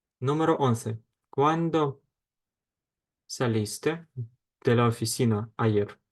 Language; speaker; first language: Spanish; non-native, fluent; Ukrainian